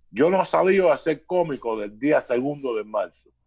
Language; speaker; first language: Spanish; early bilingual, heritage; Spanish